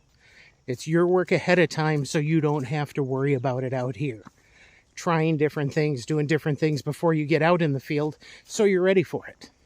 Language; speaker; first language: English; native; English